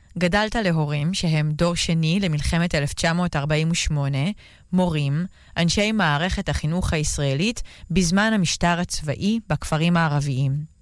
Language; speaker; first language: Hebrew; native; Hebrew